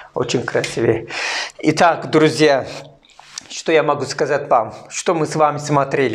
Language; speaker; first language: Russian; non-native, learner; Turkish